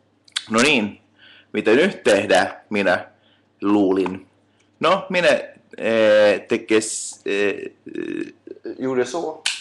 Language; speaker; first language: Finnish; non-native, local second language; Swedish